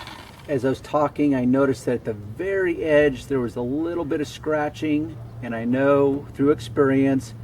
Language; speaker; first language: English; native; English